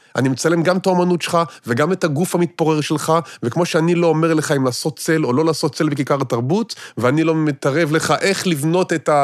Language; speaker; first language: Hebrew; native; Hebrew